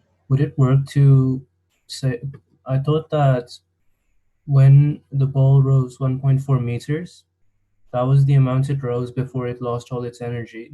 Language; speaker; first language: English; native; English